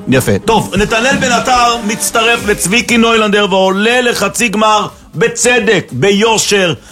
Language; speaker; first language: Hebrew; native; Hebrew